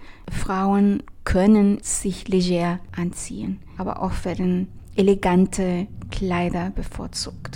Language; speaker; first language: German; non-native, fluent; Spanish